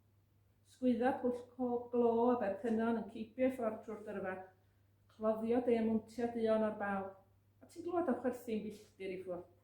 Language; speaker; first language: Welsh; native; Welsh